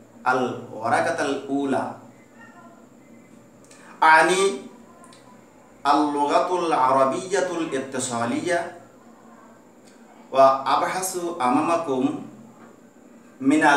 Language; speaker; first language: Arabic; non-native, fluent; Bangla